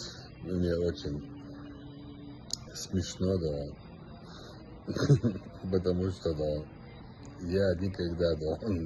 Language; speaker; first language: Russian; non-native, local second language; Chechen